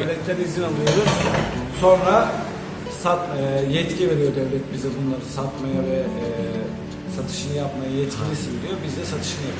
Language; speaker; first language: Turkish; native; Turkish